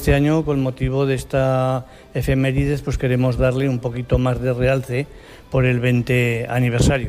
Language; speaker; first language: Spanish; native; Spanish